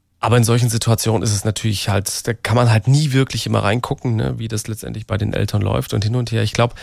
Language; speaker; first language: German; native; German